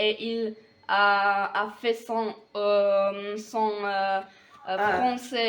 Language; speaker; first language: French; non-native, fluent; Polish